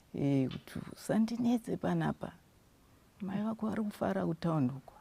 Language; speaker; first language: Shona; non-native, local second language; North Ndebele